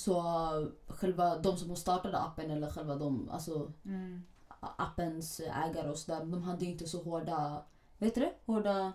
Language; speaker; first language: Swedish; early bilingual, other home language; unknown